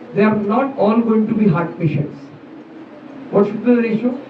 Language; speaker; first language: English; non-native, local second language; Marathi